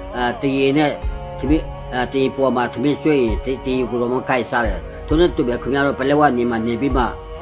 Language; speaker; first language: Burmese; non-native, local second language; Hakha Chin